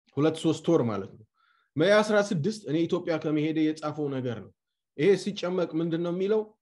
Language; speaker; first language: Amharic; non-native, local second language; Tigrinya